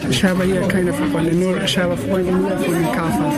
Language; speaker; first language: German; non-native, learner; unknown